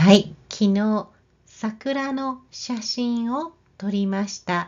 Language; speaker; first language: Japanese; non-native, learner; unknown